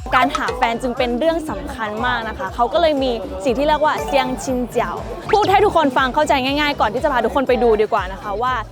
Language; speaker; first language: Thai; native; Thai